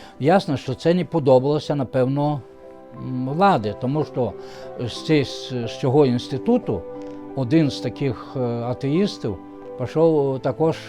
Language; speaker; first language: Ukrainian; non-native, fluent; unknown